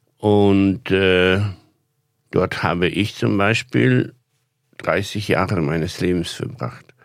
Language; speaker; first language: German; non-native, fluent; Polish